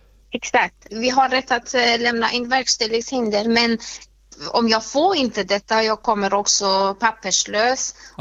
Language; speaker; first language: Swedish; non-native, fluent; Persian